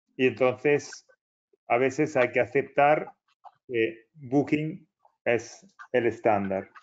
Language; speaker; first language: Spanish; non-native, fluent; Italian